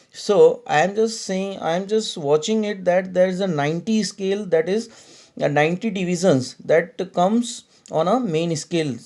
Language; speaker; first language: English; non-native, local second language; Hindi